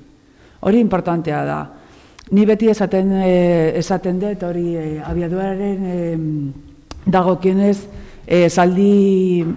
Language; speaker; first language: Basque; non-native, local second language; Spanish